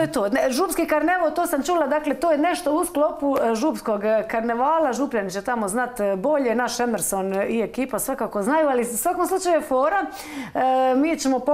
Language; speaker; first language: Croatian; native; Croatian